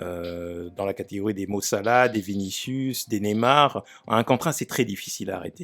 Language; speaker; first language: French; native; French